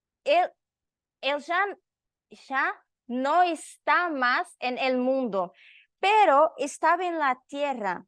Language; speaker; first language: Spanish; non-native, learner; Portuguese